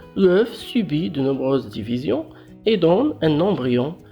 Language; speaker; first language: French; non-native, local second language; Arabic